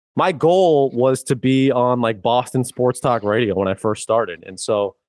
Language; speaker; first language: English; native; English